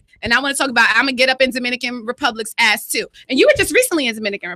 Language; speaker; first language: English; native; English